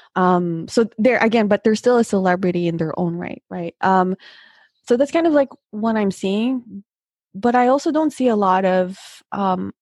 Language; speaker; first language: English; non-native, local second language; Filipino